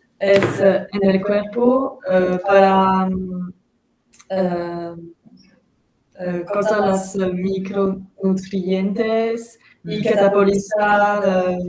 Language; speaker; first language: Spanish; non-native, learner; French